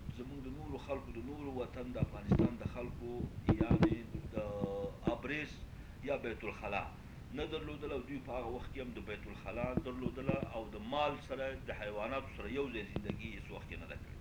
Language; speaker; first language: Pashto; non-native, local second language; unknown